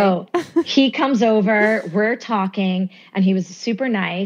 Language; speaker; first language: English; native; English